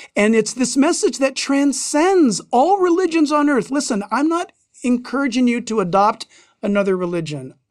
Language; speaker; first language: English; native; English